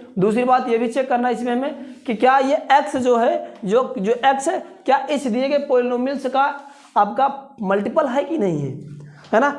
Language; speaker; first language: Hindi; native; Hindi